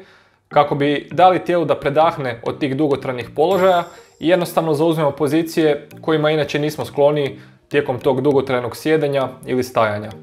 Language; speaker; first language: Croatian; native; Croatian